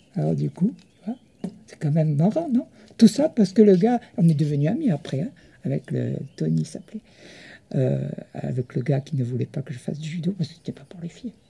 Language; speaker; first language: French; early bilingual, other home language; Italian